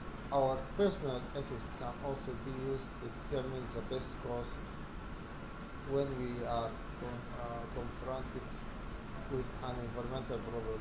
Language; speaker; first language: English; non-native, fluent; Arabic